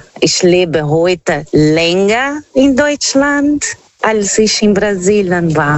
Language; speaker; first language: German; non-native, learner; Portuguese